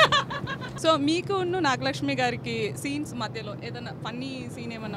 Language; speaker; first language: Telugu; native; Telugu